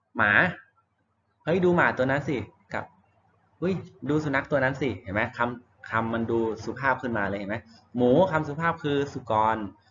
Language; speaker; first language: Thai; native; Thai